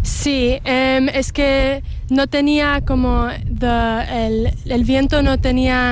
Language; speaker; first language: Spanish; early bilingual, heritage; English